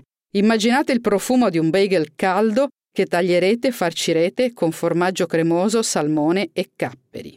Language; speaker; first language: Italian; native; Italian